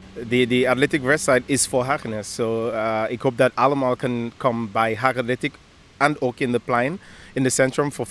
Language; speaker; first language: Dutch; non-native, learner; English